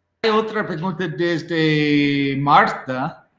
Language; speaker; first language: Spanish; non-native, learner; English